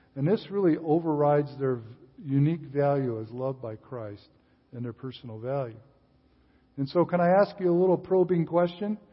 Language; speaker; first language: English; native; English